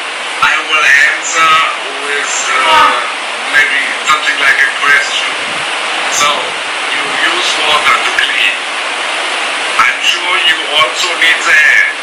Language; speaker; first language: English; non-native, fluent; German